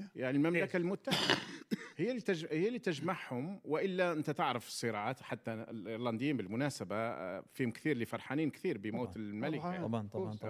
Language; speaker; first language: Arabic; native; Arabic